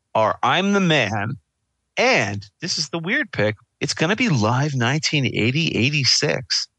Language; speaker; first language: English; native; English